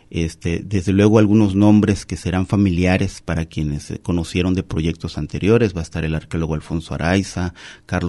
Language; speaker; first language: Spanish; native; Spanish